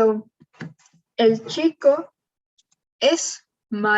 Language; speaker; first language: Spanish; non-native, learner; English